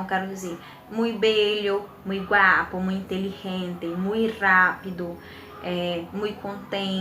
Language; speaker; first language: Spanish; non-native, fluent; Portuguese